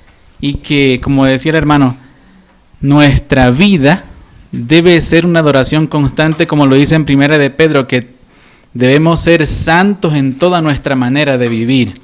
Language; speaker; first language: Spanish; native; Spanish